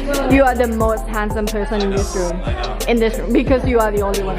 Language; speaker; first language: English; non-native, fluent; Thai